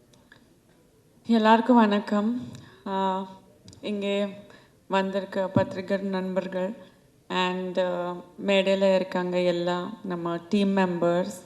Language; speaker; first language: Tamil; non-native, fluent; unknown